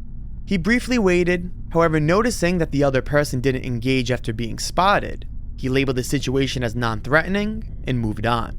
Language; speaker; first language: English; native; English